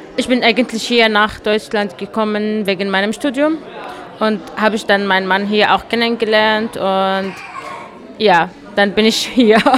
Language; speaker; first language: German; non-native, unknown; Arabic